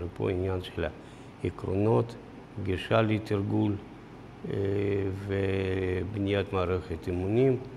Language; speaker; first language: Hebrew; non-native, fluent; Russian